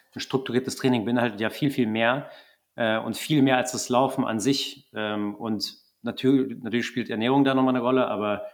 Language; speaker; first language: German; native; German